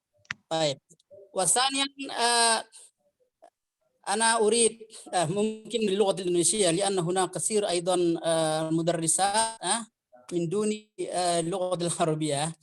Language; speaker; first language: Arabic; non-native, fluent; Indonesian